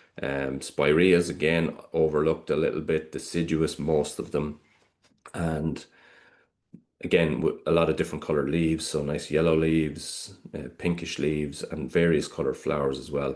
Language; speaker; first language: English; native; English